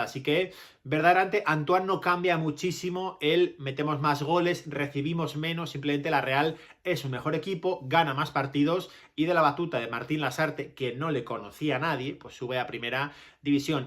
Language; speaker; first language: Spanish; native; Spanish